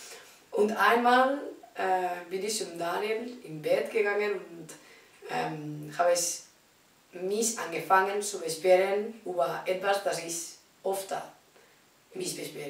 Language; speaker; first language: German; non-native, learner; Spanish